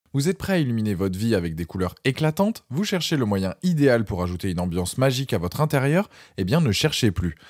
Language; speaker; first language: French; native; French